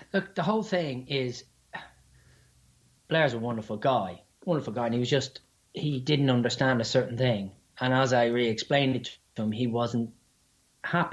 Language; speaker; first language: English; native; English